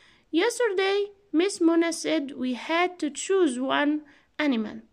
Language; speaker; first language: English; non-native, fluent; Arabic